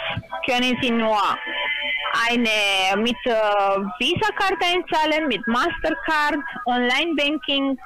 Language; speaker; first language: German; non-native, learner; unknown